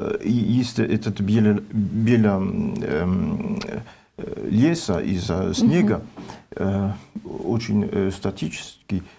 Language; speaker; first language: Russian; non-native, learner; French